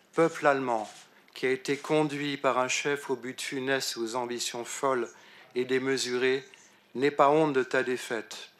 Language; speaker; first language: French; native; French